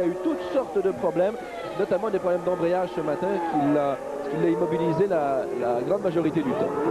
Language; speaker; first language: French; native; French